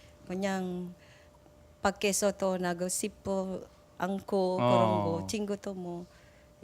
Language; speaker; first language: Korean; non-native, learner; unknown